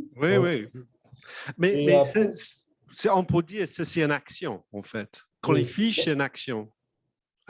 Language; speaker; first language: French; non-native, fluent; English